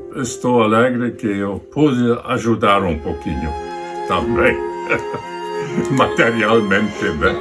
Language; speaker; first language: Portuguese; non-native, fluent; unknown